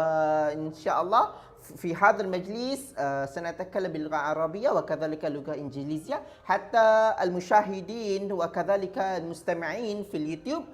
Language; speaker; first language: Arabic; non-native, learner; Malay